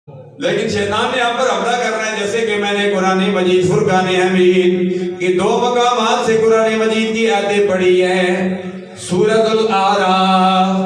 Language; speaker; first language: Urdu; non-native, local second language; Punjabi